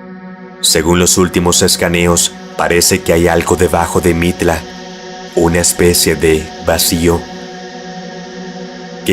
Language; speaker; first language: Spanish; native; Spanish